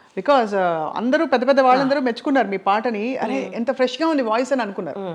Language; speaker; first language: Telugu; native; Telugu